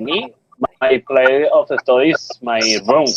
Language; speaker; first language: English; non-native, learner; Spanish